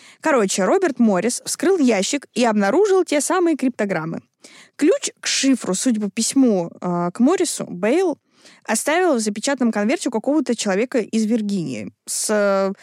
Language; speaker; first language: Russian; native; Russian